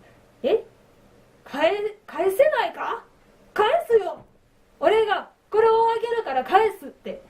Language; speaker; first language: Japanese; non-native, learner; French